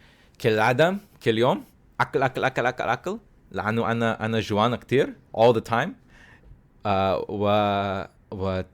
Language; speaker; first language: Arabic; non-native, learner; English